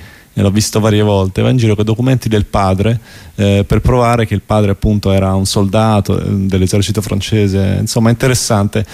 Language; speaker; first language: Italian; native; Italian